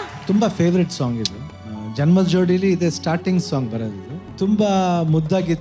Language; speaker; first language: Kannada; native; Kannada